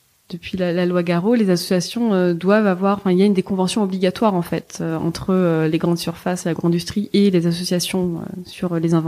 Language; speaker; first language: French; native; French